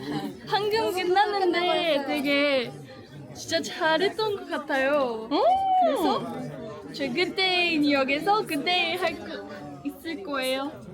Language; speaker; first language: Korean; non-native, learner; English